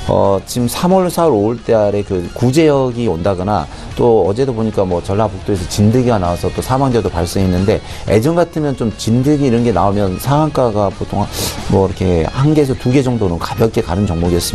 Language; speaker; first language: Korean; native; Korean